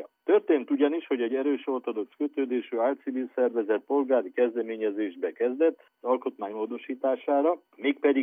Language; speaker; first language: Hungarian; native; Hungarian